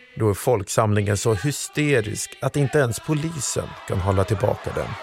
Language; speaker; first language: Swedish; native; Swedish